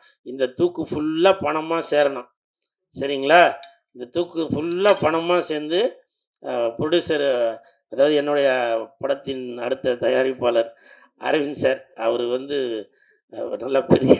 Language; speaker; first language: Tamil; native; Tamil